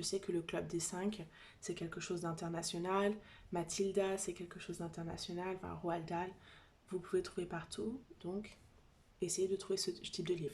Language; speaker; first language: French; native; French